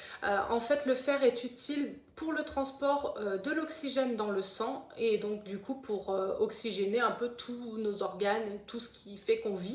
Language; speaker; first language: French; native; French